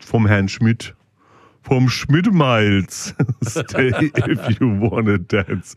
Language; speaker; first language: German; native; German